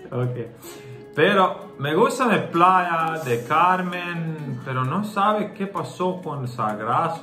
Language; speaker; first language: Spanish; non-native, learner; Croatian